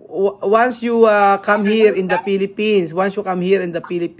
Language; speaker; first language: English; non-native, local second language; Filipino